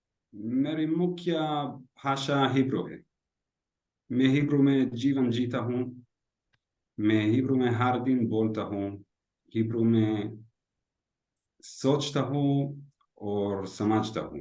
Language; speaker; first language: Hindi; non-native, learner; Hebrew